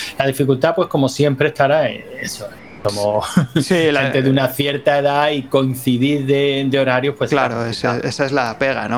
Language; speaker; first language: Spanish; native; Spanish